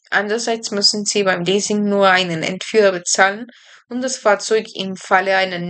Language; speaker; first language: German; non-native, learner; Spanish